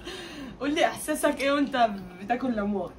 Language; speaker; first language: Arabic; native; Arabic